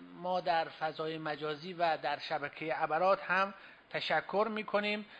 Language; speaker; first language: Persian; native; Persian